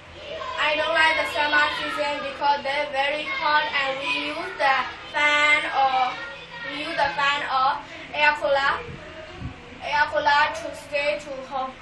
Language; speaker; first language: English; non-native, learner; Burmese